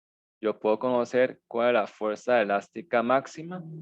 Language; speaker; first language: Spanish; native; Spanish